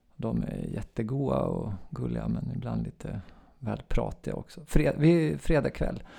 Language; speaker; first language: Swedish; native; Swedish